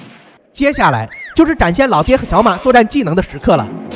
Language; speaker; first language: Chinese; native; Chinese